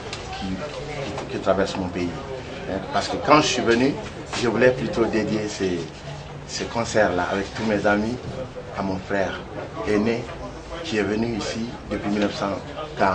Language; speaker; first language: French; non-native, local second language; Bambara